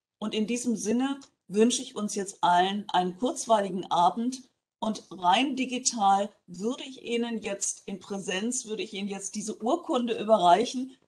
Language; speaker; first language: German; native; German